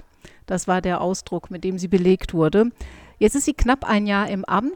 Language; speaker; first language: German; native; German